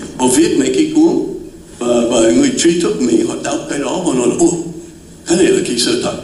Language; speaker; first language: Vietnamese; non-native, fluent; English